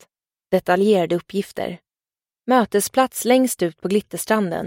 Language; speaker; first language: Swedish; native; Swedish